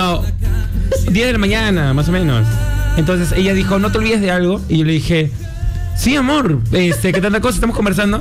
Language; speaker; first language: Spanish; native; Spanish